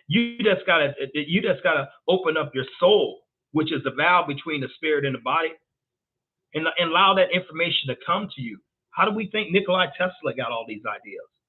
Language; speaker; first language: English; native; English